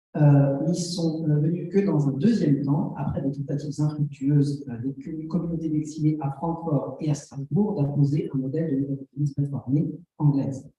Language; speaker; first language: French; native; French